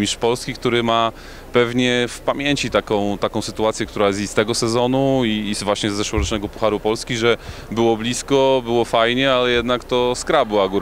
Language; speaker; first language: Polish; native; Polish